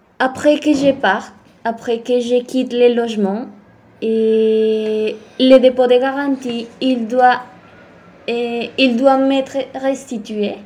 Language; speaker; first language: French; non-native, fluent; Spanish